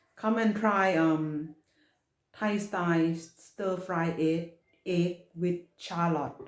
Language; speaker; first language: English; non-native, learner; Thai